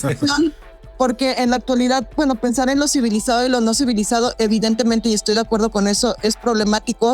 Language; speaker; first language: Spanish; native; Spanish